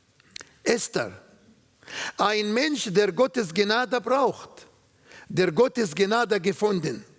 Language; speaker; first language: German; non-native, learner; Arabic